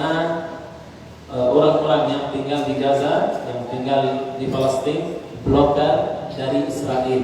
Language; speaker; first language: Indonesian; non-native, learner; Arabic